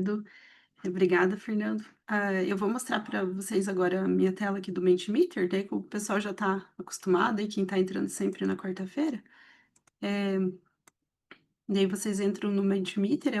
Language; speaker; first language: Portuguese; native; Portuguese